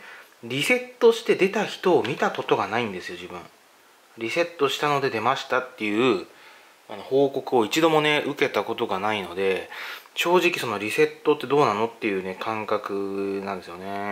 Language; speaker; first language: Japanese; native; Japanese